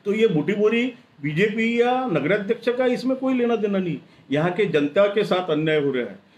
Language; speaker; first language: Hindi; non-native, local second language; Marathi